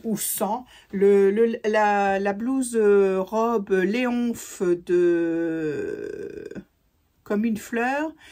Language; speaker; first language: French; native; French